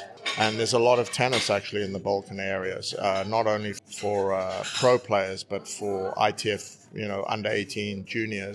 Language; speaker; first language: English; native; English